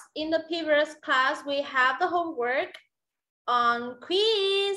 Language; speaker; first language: English; non-native, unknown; Vietnamese